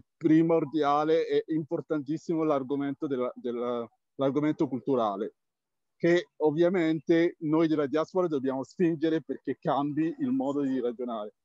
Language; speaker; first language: Italian; early bilingual, other home language; French